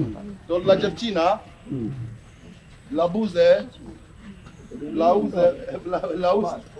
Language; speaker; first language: Polish; non-native, learner; Swahili